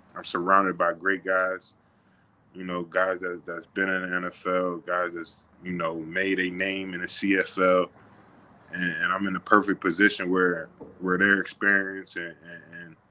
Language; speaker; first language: English; native; English